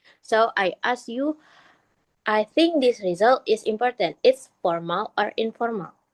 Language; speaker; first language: English; non-native, learner; Indonesian